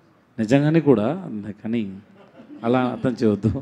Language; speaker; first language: Telugu; non-native, learner; Tamil